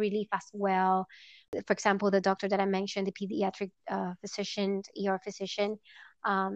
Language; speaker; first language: English; non-native, fluent; Spanish